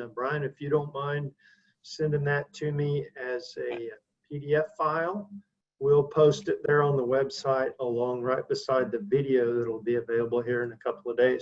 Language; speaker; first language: English; native; English